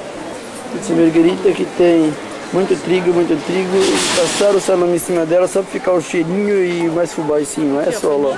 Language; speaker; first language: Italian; non-native, learner; Portuguese